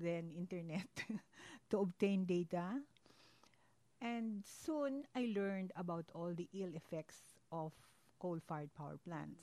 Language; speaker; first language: English; non-native, local second language; Hiligaynon